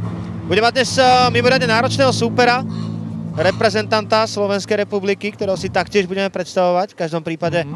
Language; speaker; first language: Slovak; native; Slovak